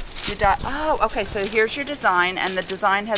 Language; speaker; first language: English; native; English